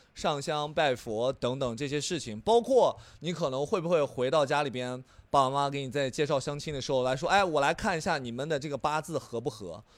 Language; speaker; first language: Chinese; native; Chinese